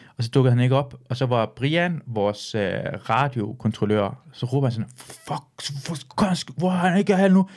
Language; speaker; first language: Danish; early bilingual, other home language; Persian